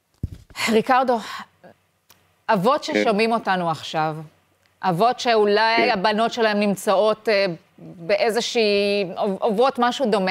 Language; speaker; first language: Hebrew; native; Hebrew